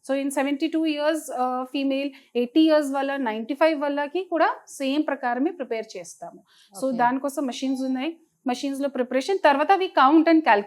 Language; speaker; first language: Telugu; non-native, local second language; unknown